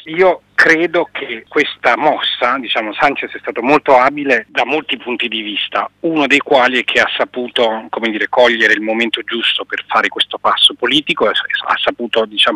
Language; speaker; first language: Italian; native; Italian